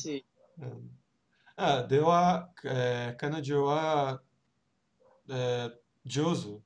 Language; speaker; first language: Japanese; non-native, learner; Portuguese